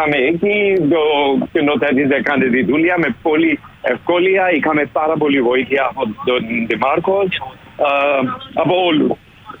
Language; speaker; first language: Greek; non-native, learner; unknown